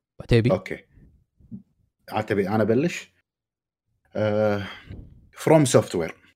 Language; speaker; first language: Arabic; native; Arabic